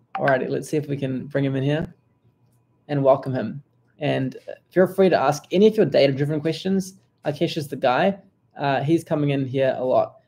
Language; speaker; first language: English; native; English